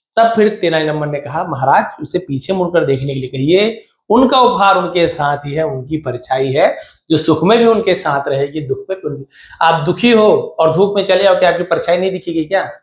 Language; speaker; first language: Hindi; native; Hindi